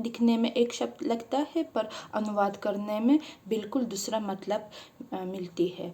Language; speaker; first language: Hindi; non-native, fluent; Uzbek